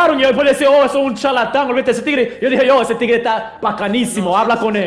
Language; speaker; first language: Spanish; early bilingual, heritage; Spanish